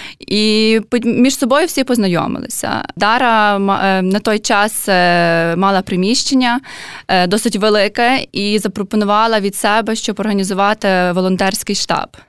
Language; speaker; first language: Ukrainian; native; Ukrainian